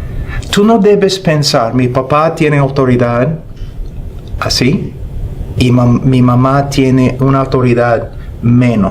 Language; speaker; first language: Spanish; non-native, fluent; English